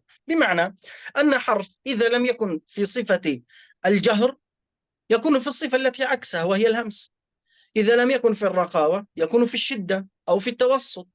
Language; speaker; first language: Arabic; native; Arabic